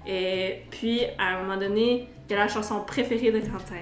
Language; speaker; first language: French; native; French